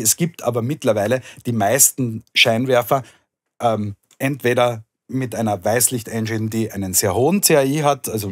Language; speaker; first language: German; native; German